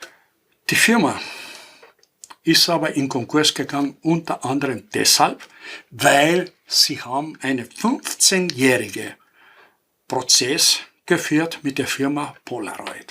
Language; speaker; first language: German; non-native, fluent; Greek